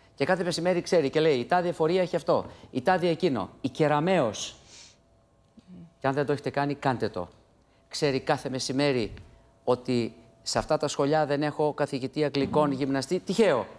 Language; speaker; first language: Greek; native; Greek